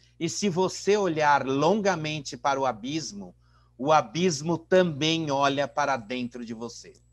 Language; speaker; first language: Portuguese; native; Portuguese